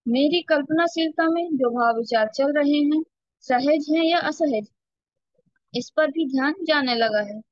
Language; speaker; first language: Hindi; native; Hindi